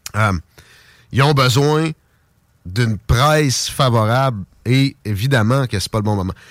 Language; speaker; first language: French; native; French